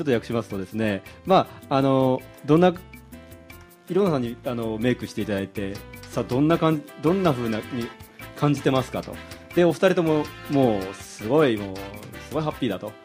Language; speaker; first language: Japanese; native; Japanese